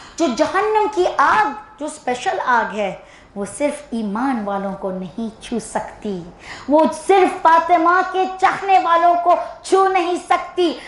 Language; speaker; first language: Urdu; early bilingual, heritage; Urdu